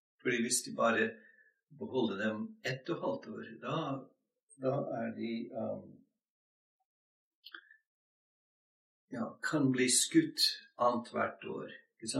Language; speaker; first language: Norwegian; non-native, fluent; English